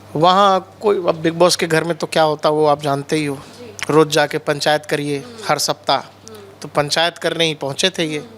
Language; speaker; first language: Hindi; native; Hindi